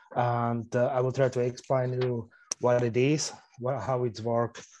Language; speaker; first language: English; non-native, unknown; Slovak